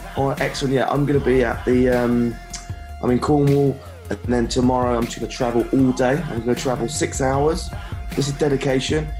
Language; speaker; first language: English; native; English